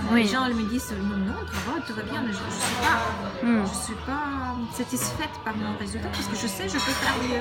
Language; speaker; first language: French; non-native, fluent; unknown